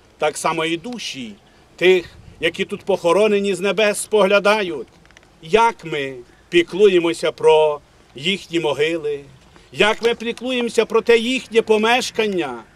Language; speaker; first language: Ukrainian; native; Ukrainian